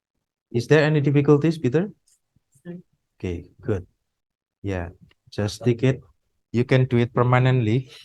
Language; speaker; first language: English; non-native, fluent; Indonesian